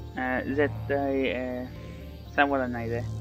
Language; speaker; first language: Japanese; non-native, learner; English